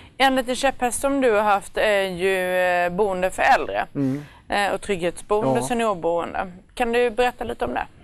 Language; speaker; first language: Swedish; native; Swedish